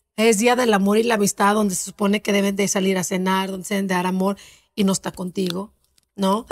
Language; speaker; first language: Spanish; native; Spanish